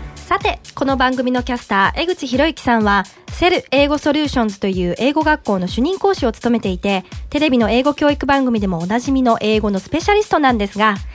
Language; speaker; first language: Japanese; native; Japanese